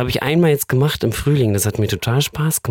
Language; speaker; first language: German; native; German